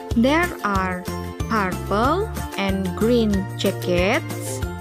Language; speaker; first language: English; non-native, fluent; Indonesian